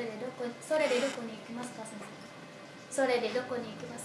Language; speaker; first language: Japanese; non-native, learner; Indonesian